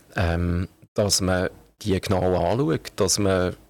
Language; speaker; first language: German; native; German